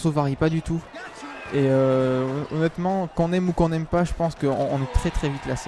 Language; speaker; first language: French; native; French